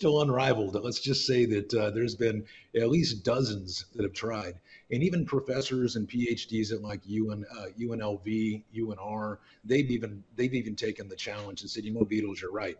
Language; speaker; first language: English; native; English